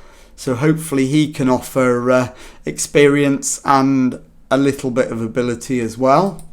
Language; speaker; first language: English; native; English